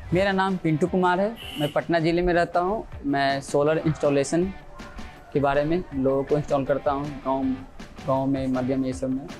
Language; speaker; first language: Hindi; native; Hindi